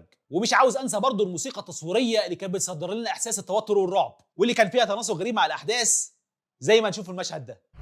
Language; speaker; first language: Arabic; native; Arabic